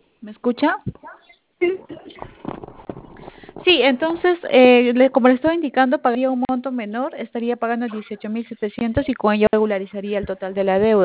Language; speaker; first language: Spanish; native; Spanish